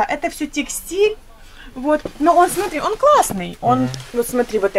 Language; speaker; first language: Russian; native; Russian